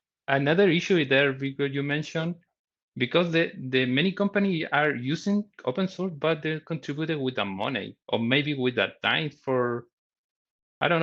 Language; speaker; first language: English; non-native, learner; Spanish